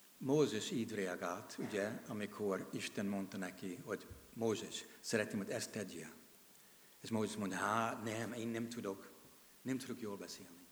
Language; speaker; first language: Hungarian; non-native, fluent; English